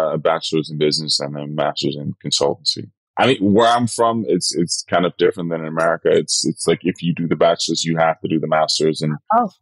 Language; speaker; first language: English; non-native, fluent; Dutch